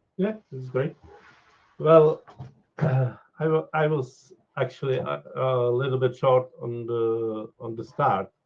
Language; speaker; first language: English; non-native, fluent; Czech